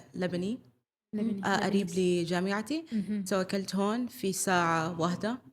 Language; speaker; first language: Arabic; early bilingual, other home language; English